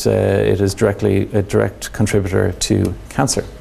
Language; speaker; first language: English; native; English